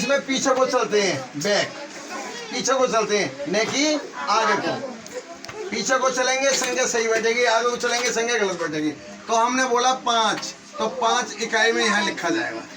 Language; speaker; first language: Hindi; native; Hindi